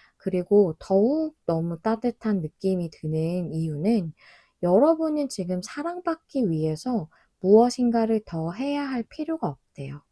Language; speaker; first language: Korean; native; Korean